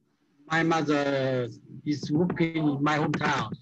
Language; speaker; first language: English; non-native, learner; Vietnamese